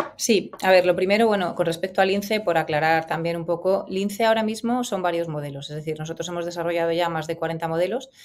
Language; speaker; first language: Spanish; native; Spanish